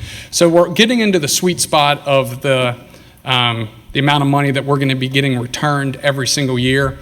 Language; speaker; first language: English; native; English